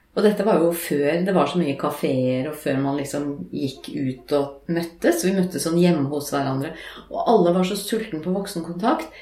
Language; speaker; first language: Norwegian; native; Norwegian